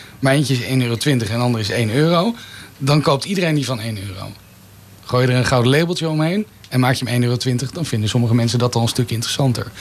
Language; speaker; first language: Dutch; native; Dutch